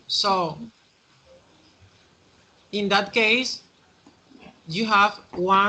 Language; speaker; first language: English; non-native, fluent; Spanish